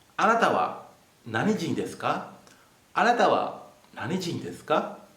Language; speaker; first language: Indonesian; native; Indonesian